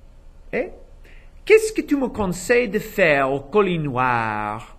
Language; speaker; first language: French; non-native, fluent; English